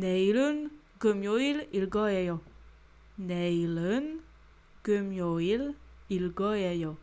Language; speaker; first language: Korean; non-native, fluent; French